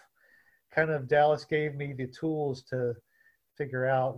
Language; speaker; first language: English; native; English